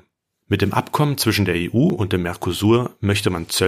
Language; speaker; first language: German; native; German